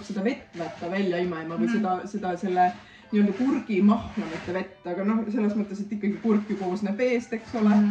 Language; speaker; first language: Estonian; native; Estonian